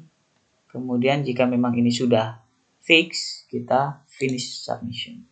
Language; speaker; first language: Indonesian; native; Indonesian